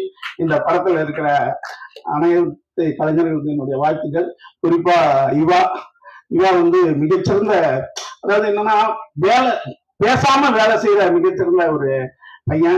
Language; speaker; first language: Tamil; native; Tamil